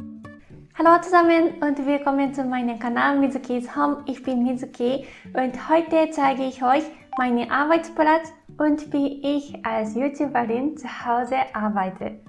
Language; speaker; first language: German; non-native, fluent; Japanese